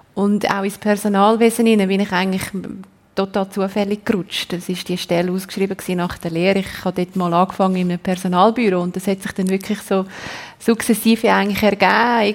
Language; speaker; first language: German; native; German